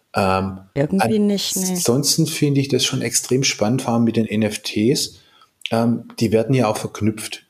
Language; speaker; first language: German; native; German